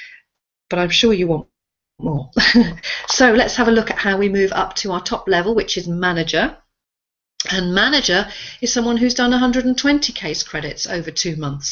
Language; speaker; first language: English; native; English